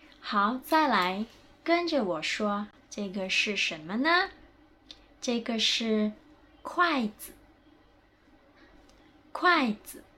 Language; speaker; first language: Chinese; non-native, fluent; Indonesian